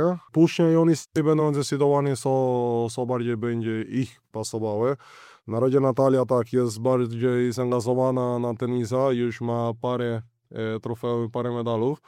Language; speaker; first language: Polish; non-native, learner; Spanish